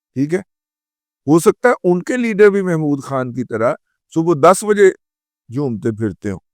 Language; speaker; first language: Urdu; non-native, local second language; Punjabi